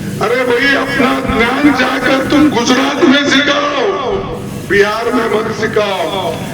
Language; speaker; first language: Hindi; non-native, local second language; Kannada